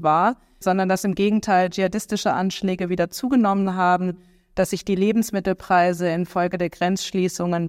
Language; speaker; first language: German; native; German